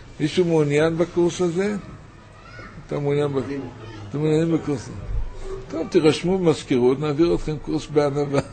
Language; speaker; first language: Hebrew; native; Hebrew